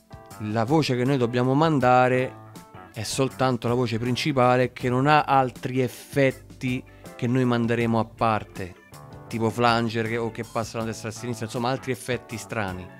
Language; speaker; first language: Italian; native; Italian